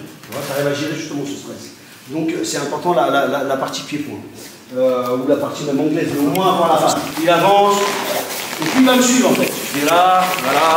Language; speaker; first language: French; native; French